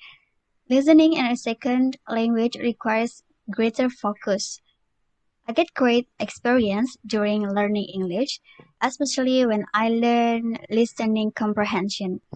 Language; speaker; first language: English; non-native, learner; Indonesian